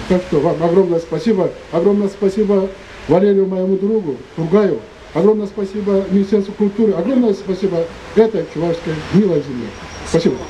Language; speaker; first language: Russian; non-native, local second language; Karachay-Balkar